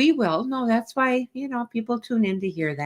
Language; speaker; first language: English; native; English